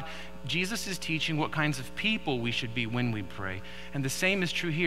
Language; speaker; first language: English; native; English